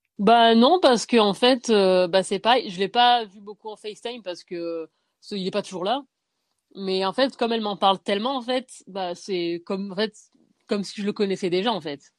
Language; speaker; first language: French; native; French